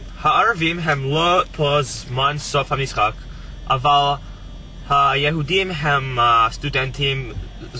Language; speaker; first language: Hebrew; non-native, learner; English